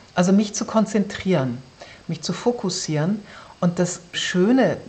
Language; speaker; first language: German; native; German